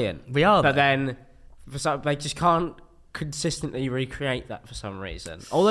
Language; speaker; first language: English; native; English